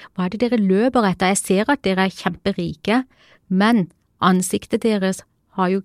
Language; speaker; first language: Norwegian; early bilingual, other home language; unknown